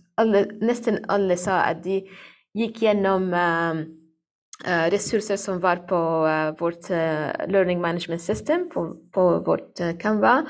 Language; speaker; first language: Norwegian; non-native, learner; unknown